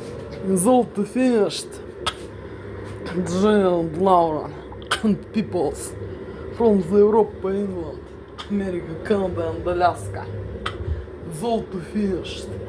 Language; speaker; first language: English; non-native, learner; Russian